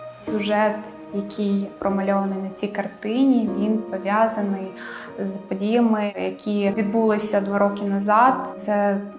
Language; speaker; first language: Ukrainian; non-native, local second language; Romanian